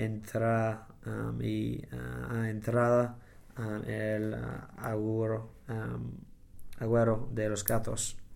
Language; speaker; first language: Spanish; non-native, learner; English